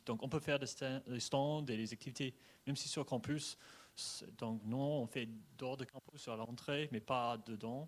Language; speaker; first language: French; non-native, fluent; English